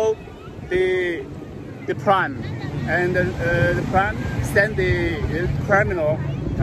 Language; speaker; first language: English; non-native, learner; Chinese